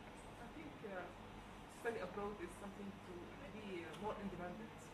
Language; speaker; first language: English; non-native, learner; Arabic